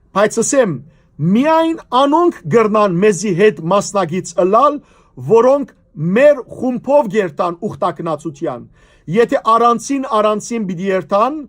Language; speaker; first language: Armenian; native; Armenian